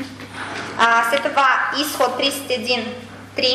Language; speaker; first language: Bulgarian; non-native, learner; Russian